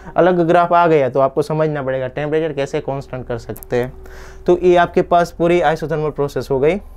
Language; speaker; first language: Hindi; non-native, local second language; Gujarati